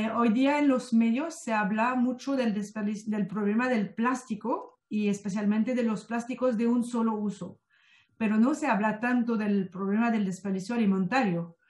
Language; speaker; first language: Spanish; non-native, fluent; French